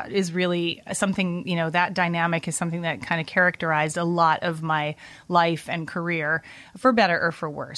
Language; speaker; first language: English; native; English